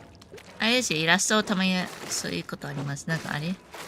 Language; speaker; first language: Japanese; non-native, fluent; English